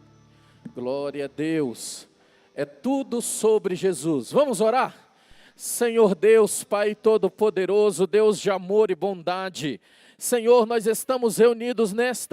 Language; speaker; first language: Portuguese; native; Portuguese